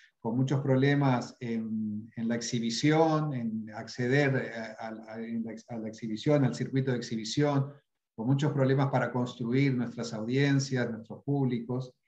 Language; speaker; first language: Spanish; native; Spanish